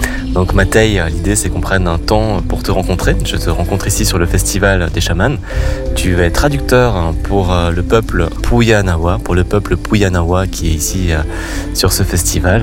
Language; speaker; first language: French; native; French